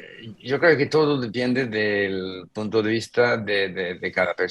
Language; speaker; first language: Spanish; non-native, fluent; English